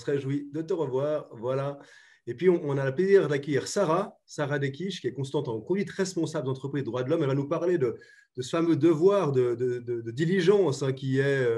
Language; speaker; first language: French; native; French